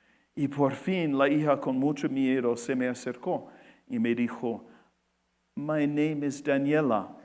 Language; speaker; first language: Spanish; non-native, fluent; English